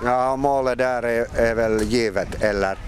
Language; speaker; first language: Swedish; native; Swedish